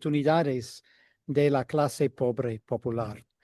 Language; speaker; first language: Spanish; non-native, fluent; English